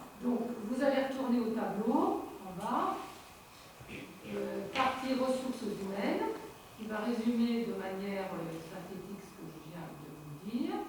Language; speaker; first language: French; native; French